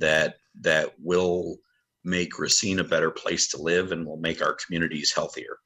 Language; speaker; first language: English; native; English